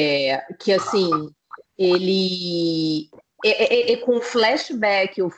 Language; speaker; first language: Portuguese; native; Portuguese